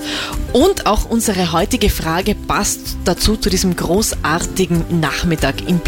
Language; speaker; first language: German; native; German